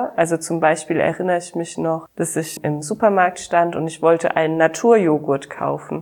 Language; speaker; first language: German; native; German